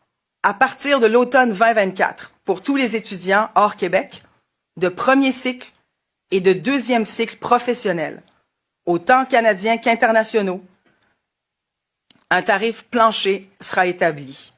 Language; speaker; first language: French; native; French